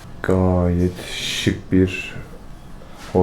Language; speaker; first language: Turkish; native; Turkish